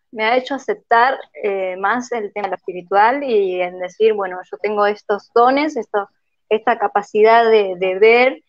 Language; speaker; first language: Spanish; native; Spanish